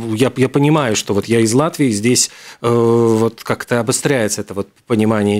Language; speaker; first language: Russian; native; Russian